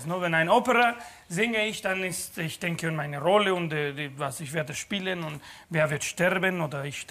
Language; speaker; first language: German; non-native, fluent; Spanish